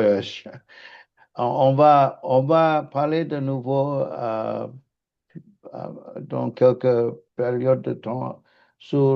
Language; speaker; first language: French; non-native, fluent; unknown